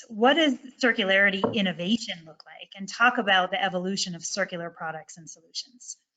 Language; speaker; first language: English; native; English